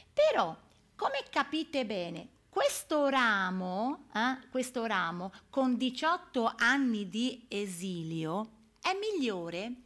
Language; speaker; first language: Italian; native; Italian